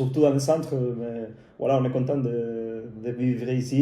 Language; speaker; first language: French; non-native, fluent; Spanish